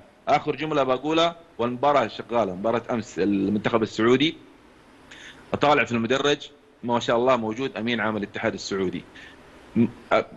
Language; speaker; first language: Arabic; native; Arabic